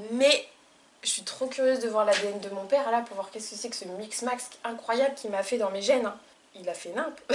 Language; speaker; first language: French; native; French